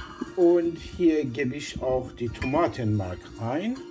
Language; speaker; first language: German; non-native, learner; Persian